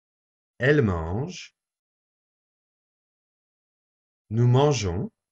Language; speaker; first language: French; non-native, fluent; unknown